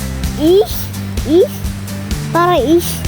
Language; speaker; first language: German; non-native, learner; Malayalam